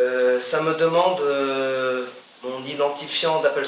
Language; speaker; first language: French; native; French